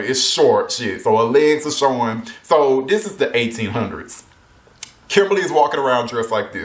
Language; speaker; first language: English; native; English